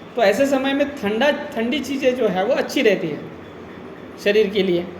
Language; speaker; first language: Hindi; non-native, local second language; Marathi